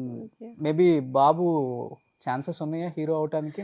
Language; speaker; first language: Telugu; native; Telugu